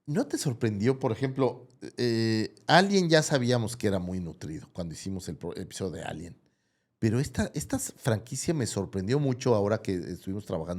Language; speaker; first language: Spanish; native; Spanish